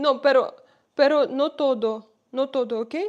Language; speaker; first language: Spanish; non-native, learner; Russian